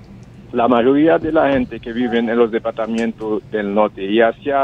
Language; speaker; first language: Spanish; non-native, fluent; Haitian Creole